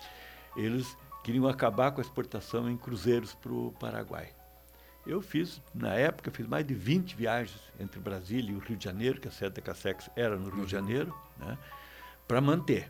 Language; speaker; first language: Portuguese; native; Portuguese